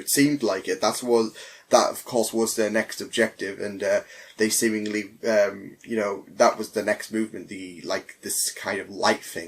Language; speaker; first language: English; native; English